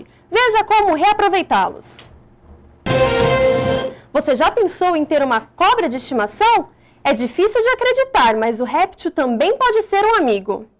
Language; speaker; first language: Portuguese; native; Portuguese